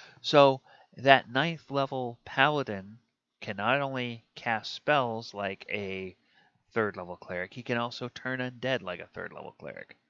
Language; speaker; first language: English; native; English